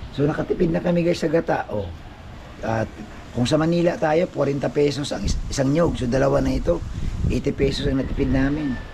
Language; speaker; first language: Filipino; non-native, local second language; Cebuano